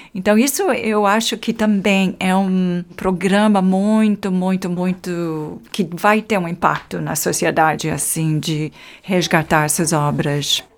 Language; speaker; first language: Portuguese; non-native, fluent; English